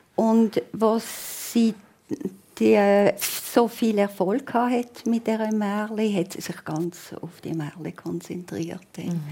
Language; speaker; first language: German; native; German